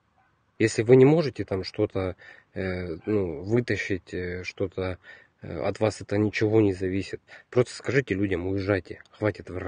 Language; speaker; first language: Russian; native; Russian